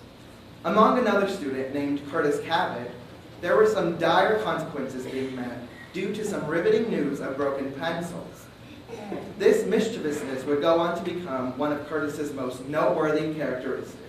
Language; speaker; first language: English; native; English